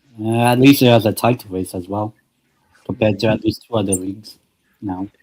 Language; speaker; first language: English; native; English